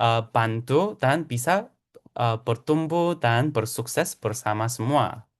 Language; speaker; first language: Indonesian; non-native, fluent; Korean